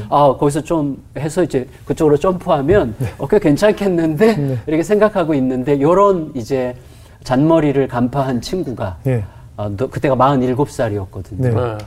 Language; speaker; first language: Korean; native; Korean